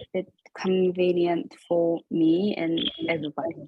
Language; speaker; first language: English; non-native, learner; Korean